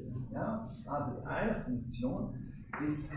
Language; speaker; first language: German; non-native, fluent; Hungarian